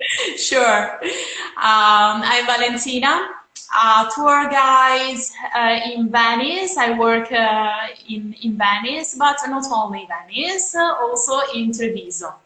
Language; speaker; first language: English; non-native, fluent; Italian